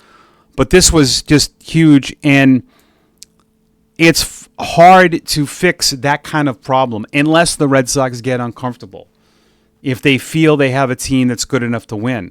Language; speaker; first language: English; native; English